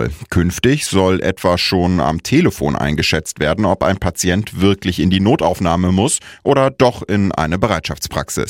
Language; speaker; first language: German; native; German